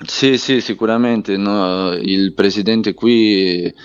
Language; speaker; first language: Italian; non-native, fluent; Portuguese